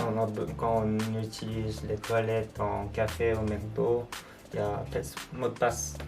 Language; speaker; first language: French; non-native, learner; Korean